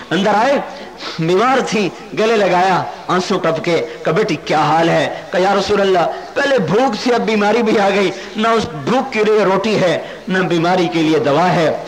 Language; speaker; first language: Urdu; non-native, local second language; Punjabi